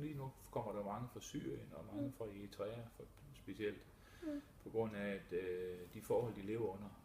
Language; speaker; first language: Danish; native; Danish